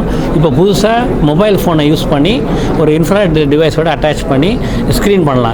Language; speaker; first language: Tamil; native; Tamil